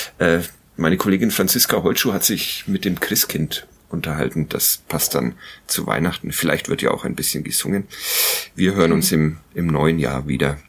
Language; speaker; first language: German; native; German